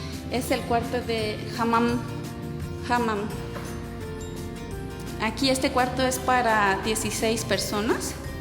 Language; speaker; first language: Spanish; native; Spanish